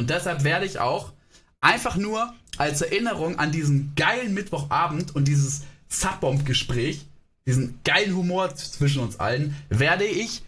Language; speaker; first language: German; native; German